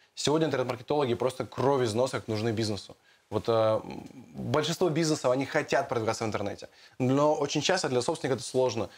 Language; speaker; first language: Russian; native; Russian